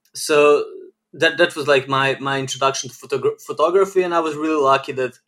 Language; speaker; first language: English; non-native, fluent; Serbian